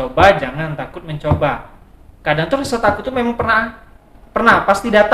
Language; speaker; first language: Indonesian; native; Indonesian